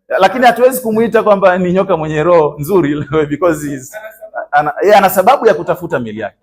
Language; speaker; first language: Swahili; native; Swahili